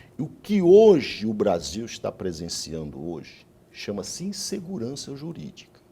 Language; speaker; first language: Portuguese; native; Portuguese